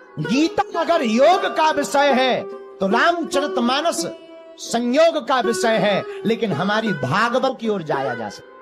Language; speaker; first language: Hindi; native; Hindi